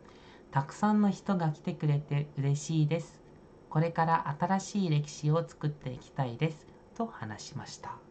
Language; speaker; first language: Japanese; non-native, fluent; Indonesian